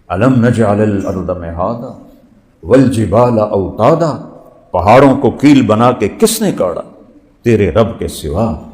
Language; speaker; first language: Urdu; non-native, local second language; Punjabi